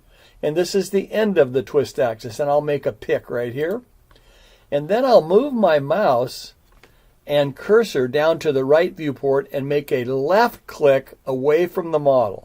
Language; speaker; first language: English; native; English